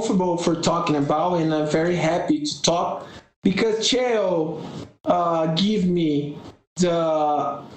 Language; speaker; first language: English; non-native, learner; Portuguese